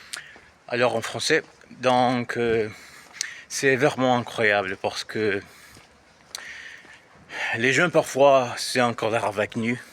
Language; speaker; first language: French; non-native, learner; Portuguese